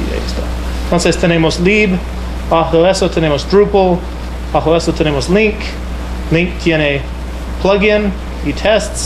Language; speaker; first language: Spanish; non-native, fluent; English